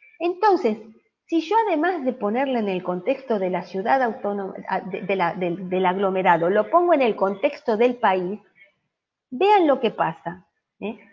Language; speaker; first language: Spanish; native; Spanish